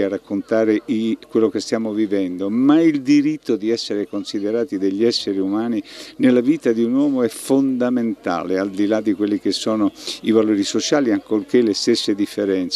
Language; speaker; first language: Italian; native; Italian